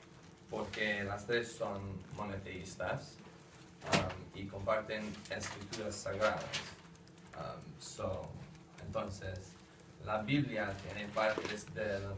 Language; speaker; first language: Spanish; non-native, learner; English